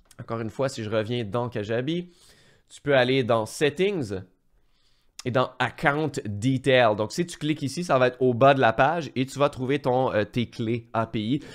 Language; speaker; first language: French; native; French